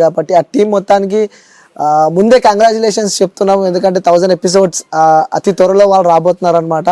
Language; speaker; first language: Telugu; native; Telugu